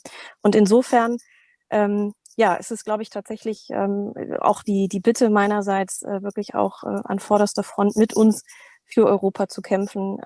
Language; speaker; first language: German; native; German